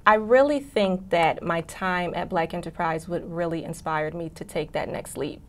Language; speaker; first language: English; native; English